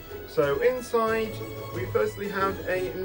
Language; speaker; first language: English; native; English